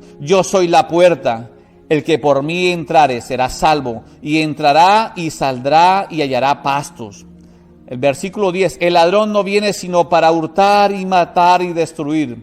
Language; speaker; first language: Spanish; native; Spanish